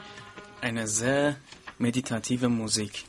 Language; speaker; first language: German; non-native, fluent; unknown